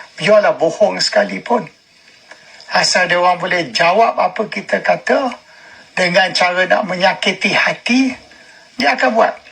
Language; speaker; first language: Malay; native; Malay